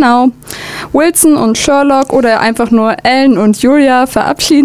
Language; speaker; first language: German; native; German